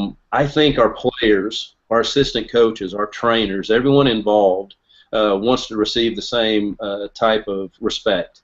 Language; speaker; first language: English; native; English